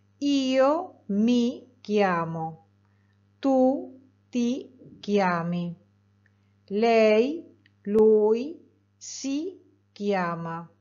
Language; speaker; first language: Italian; non-native, fluent; Spanish